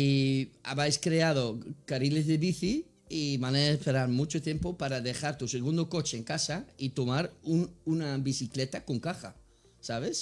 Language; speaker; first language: Spanish; non-native, fluent; Dutch